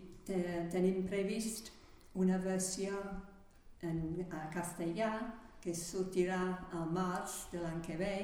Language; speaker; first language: Catalan; non-native, fluent; English